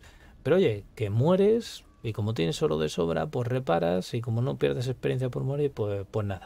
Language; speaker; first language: Spanish; native; Spanish